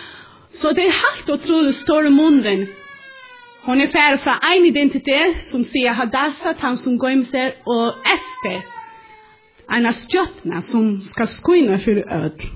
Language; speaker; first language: Norwegian; non-native, learner; Faroese